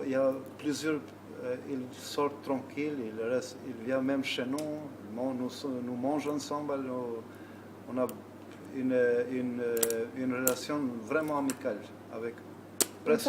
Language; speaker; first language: French; non-native, learner; Albanian